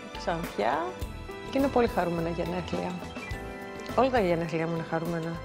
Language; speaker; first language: Greek; native; Greek